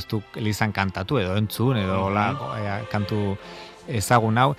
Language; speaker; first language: Basque; native; Basque